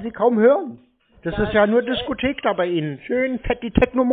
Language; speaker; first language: German; native; German